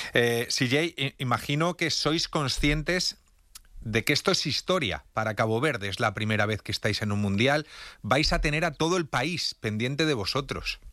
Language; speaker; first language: Spanish; native; Spanish